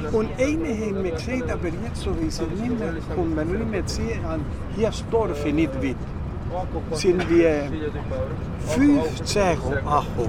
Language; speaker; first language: German; non-native, learner; Spanish